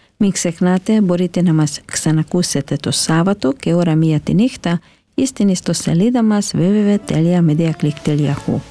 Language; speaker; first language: Greek; early bilingual, heritage; Greek